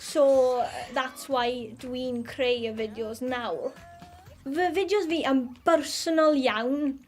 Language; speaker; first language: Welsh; non-native, learner; English